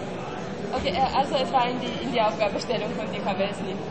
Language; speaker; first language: German; non-native, learner; Bulgarian